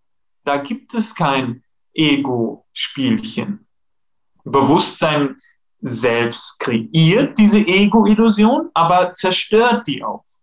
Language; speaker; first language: German; non-native, fluent; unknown